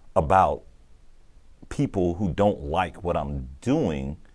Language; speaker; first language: English; native; English